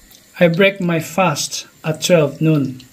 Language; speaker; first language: English; non-native, local second language; Filipino